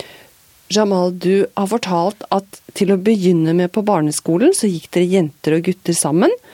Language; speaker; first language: Norwegian; native; Norwegian